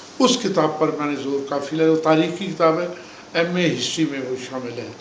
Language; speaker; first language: Urdu; non-native, local second language; Punjabi